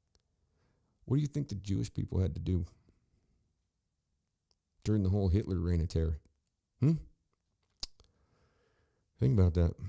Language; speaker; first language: English; native; English